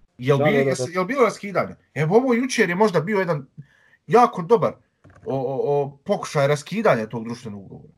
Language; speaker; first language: Bosnian; native; Bosnian